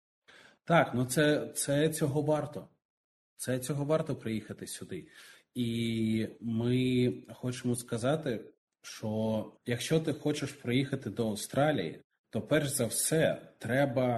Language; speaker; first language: Ukrainian; non-native, local second language; Russian